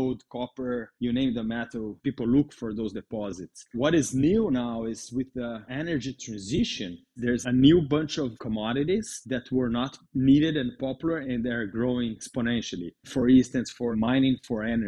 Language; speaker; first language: English; non-native, fluent; Portuguese